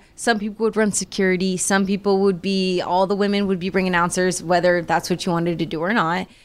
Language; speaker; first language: English; native; English